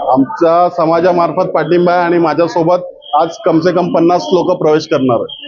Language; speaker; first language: Marathi; non-native, local second language; Lambadi